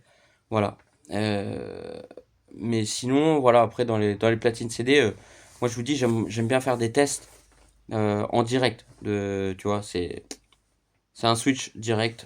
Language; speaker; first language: French; native; French